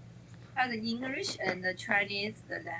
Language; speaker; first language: English; non-native, learner; Chinese